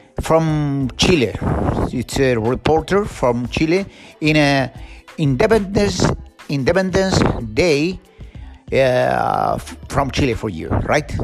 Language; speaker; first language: English; non-native, learner; Spanish